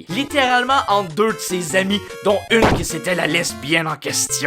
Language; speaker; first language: French; native; French